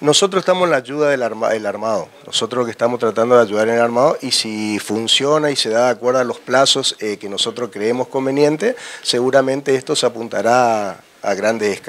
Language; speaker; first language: Spanish; native; Spanish